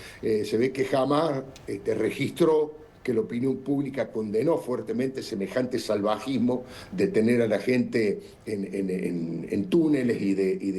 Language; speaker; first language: Spanish; native; Spanish